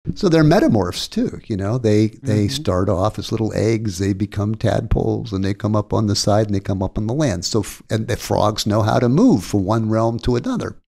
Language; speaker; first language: English; native; English